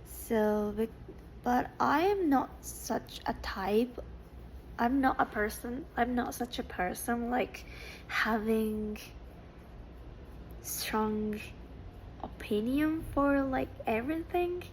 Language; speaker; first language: English; non-native, fluent; Japanese